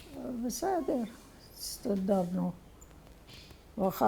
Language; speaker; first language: Hebrew; non-native, fluent; Arabic